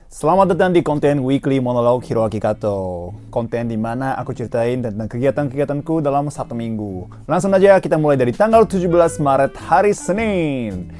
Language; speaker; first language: Indonesian; non-native, fluent; Japanese